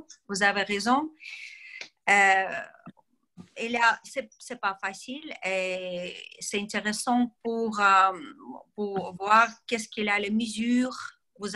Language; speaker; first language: French; non-native, learner; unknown